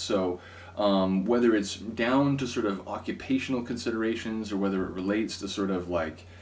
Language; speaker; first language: English; native; English